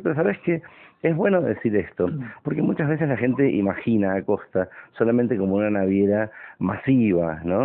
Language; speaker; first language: Spanish; native; Spanish